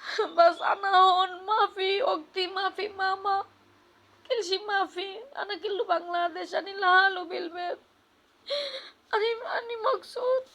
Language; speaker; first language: Arabic; non-native, learner; Bangla